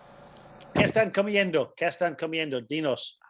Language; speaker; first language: Spanish; non-native, fluent; English